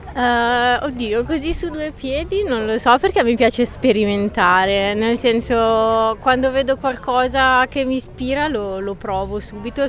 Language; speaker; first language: Italian; native; Italian